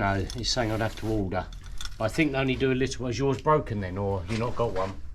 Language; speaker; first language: English; native; English